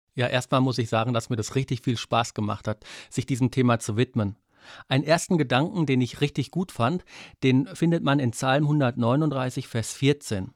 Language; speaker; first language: German; native; German